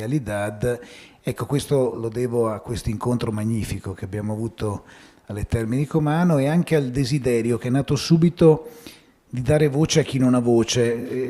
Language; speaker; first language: Italian; native; Italian